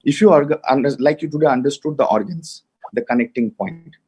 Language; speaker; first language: English; non-native, local second language; Hindi